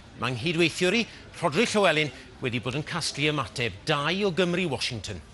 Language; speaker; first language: Welsh; native; Welsh